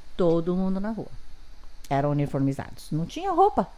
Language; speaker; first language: Portuguese; early bilingual, other home language; Chinese